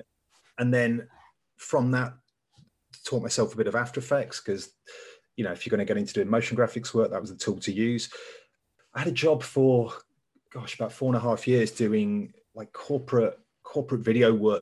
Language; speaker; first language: English; native; English